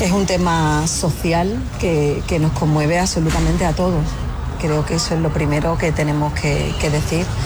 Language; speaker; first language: Spanish; native; Spanish